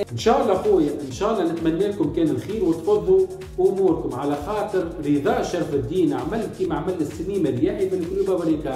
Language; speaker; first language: Arabic; native; Arabic